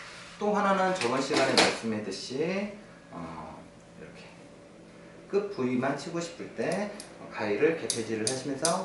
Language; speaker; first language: Korean; native; Korean